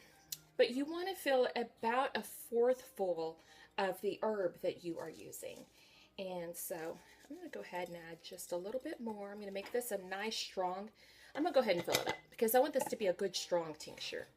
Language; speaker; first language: English; native; English